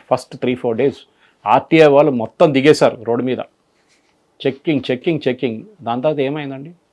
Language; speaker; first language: Telugu; non-native, fluent; Malayalam